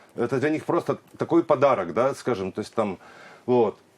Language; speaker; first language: Russian; native; Russian